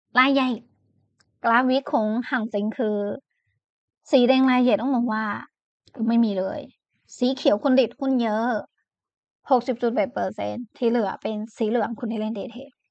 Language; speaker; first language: Thai; non-native, fluent; Chinese